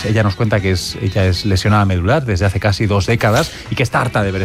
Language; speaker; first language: Spanish; native; Spanish